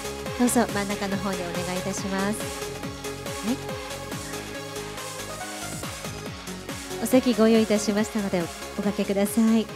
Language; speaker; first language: Japanese; native; Japanese